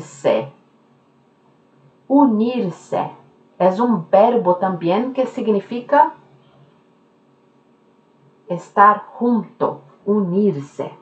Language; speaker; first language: Spanish; non-native, fluent; Norwegian